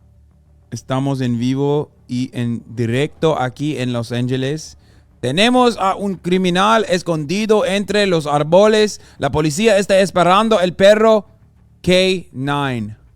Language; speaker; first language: Spanish; non-native, learner; English